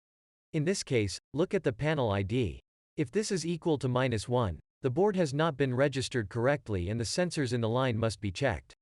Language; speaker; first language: English; non-native, fluent; German